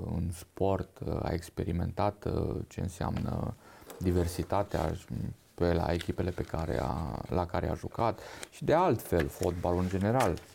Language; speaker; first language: Romanian; non-native, local second language; Hungarian